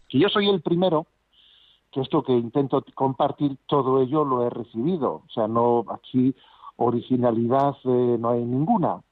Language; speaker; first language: Spanish; native; Spanish